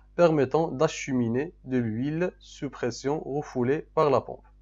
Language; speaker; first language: French; non-native, local second language; Arabic